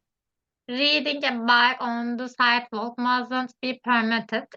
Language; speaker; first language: English; non-native, learner; Turkish